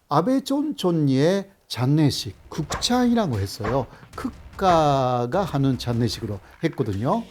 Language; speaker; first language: Korean; non-native, fluent; Japanese